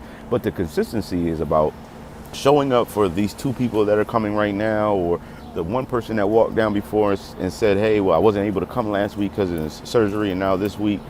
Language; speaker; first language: English; native; English